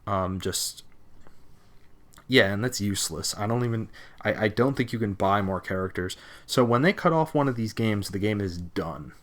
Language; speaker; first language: English; native; English